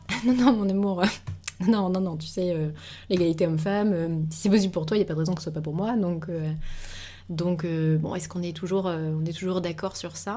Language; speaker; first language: French; native; French